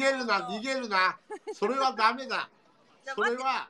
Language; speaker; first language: Japanese; native; Japanese